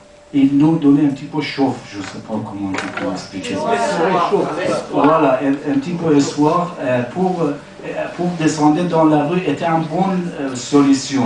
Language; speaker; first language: French; non-native, learner; Persian